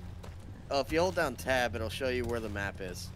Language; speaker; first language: English; native; English